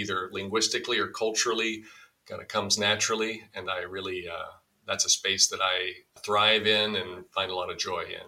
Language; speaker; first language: English; native; English